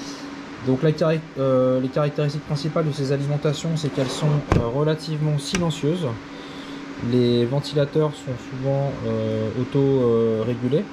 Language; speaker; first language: French; native; French